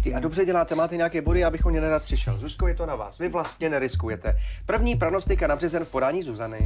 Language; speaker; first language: Czech; native; Czech